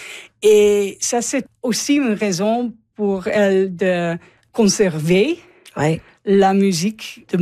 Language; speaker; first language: French; non-native, learner; English